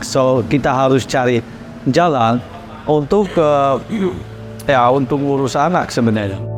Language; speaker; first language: Indonesian; non-native, learner; Dutch